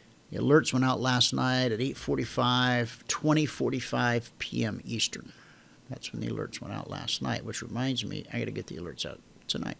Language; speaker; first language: English; native; English